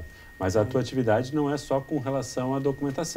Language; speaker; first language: Portuguese; native; Portuguese